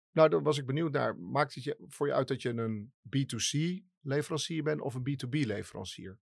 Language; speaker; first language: Dutch; native; Dutch